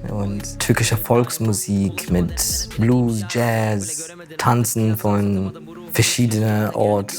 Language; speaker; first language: German; non-native, learner; Turkish